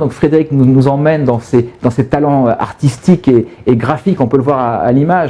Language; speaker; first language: French; native; French